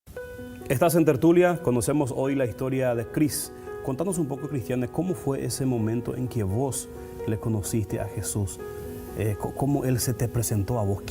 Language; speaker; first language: Spanish; native; Spanish